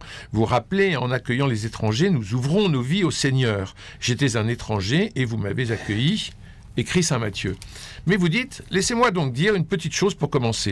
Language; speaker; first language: French; native; French